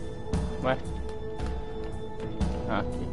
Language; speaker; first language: Portuguese; native; Portuguese